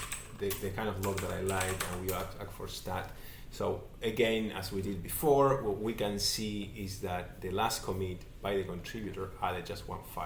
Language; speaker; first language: English; non-native, fluent; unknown